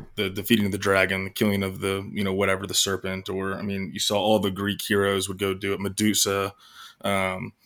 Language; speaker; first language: English; native; English